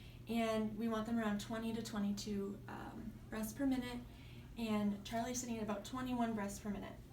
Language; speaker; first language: English; native; English